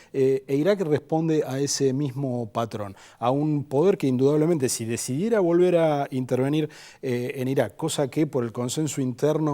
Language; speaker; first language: Spanish; native; Spanish